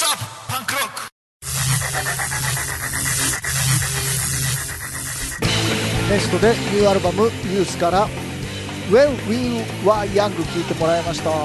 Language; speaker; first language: Japanese; native; Japanese